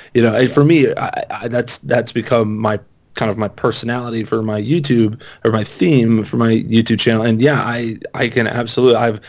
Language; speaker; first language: English; native; English